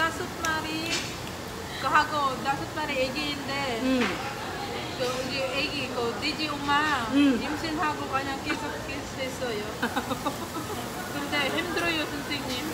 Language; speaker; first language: Korean; non-native, learner; Filipino